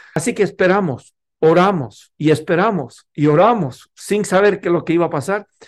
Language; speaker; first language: Spanish; non-native, local second language; English